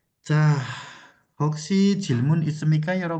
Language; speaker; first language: Korean; non-native, fluent; Indonesian